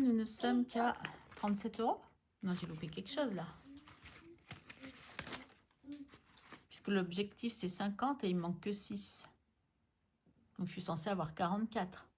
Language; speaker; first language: French; native; French